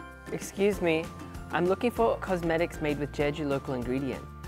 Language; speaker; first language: English; native; English